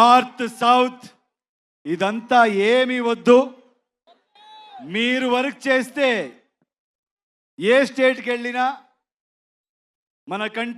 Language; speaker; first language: Telugu; non-native, learner; Kannada